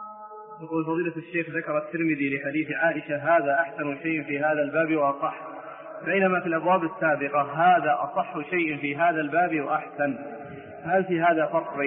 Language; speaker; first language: Arabic; native; Arabic